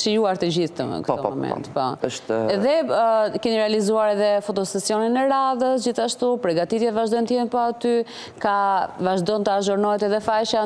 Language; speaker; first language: Albanian; native; Albanian